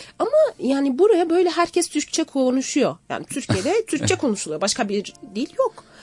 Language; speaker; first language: Turkish; non-native, fluent; Arabic